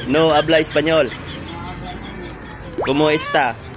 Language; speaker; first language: Spanish; non-native, learner; Cebuano